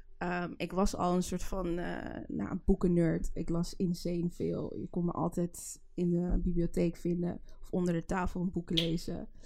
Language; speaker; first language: Dutch; early bilingual, other home language; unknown